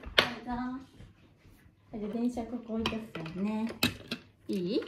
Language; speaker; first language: Japanese; native; Japanese